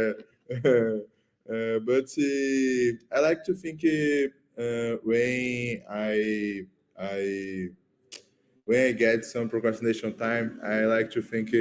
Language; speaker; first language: English; non-native, learner; Portuguese